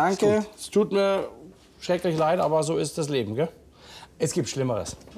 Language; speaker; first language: German; native; German